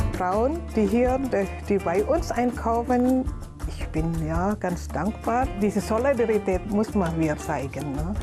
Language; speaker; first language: German; non-native, learner; Indonesian